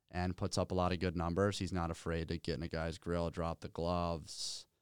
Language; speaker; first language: English; native; English